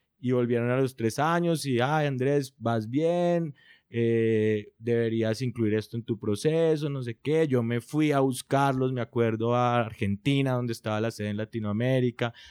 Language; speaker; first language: Spanish; native; Spanish